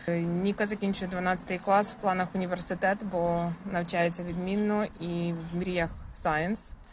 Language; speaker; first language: Ukrainian; native; Ukrainian